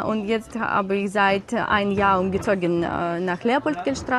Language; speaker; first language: German; non-native, learner; Ukrainian